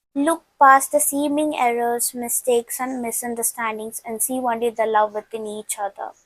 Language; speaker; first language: English; non-native, local second language; Tamil